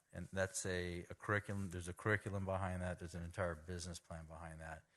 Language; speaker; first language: English; native; English